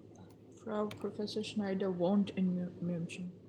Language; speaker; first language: German; non-native, learner; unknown